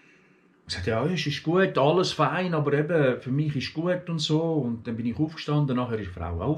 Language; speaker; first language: German; early bilingual, other home language; Turkish